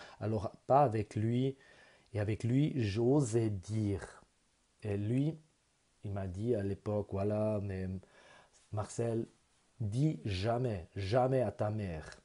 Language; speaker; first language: French; non-native, local second language; German